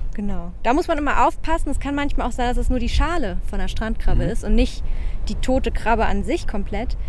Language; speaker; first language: German; native; German